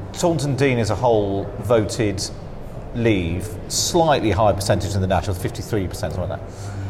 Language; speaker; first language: English; native; English